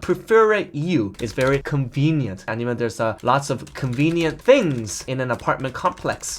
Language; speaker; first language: English; early bilingual, other home language; Korean